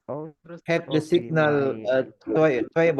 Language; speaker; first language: English; non-native, learner; Indonesian